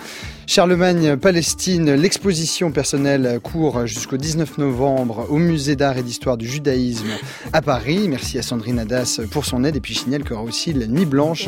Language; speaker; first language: French; native; French